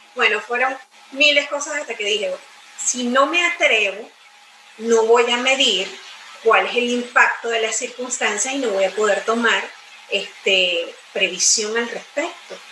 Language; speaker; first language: Spanish; native; Spanish